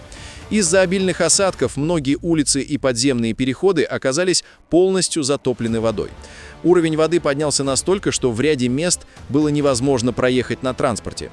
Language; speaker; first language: Russian; native; Russian